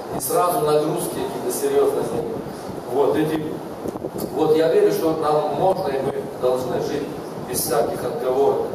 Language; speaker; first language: Russian; native; Russian